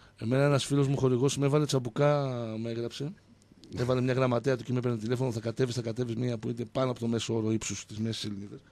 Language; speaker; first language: Greek; native; Greek